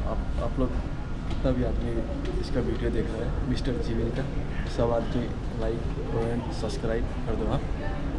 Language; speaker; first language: Hindi; non-native, learner; Nepali